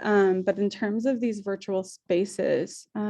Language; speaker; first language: English; native; English